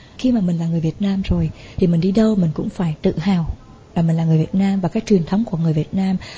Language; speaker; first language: Vietnamese; native; Vietnamese